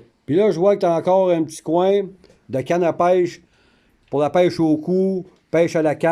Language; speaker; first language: French; native; French